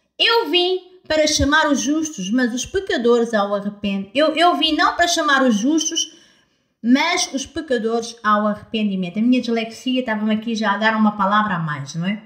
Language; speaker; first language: Portuguese; native; Portuguese